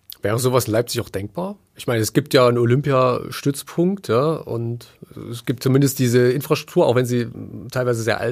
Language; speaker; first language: German; native; German